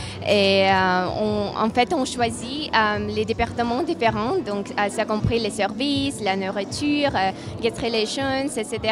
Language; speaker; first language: French; non-native, fluent; Russian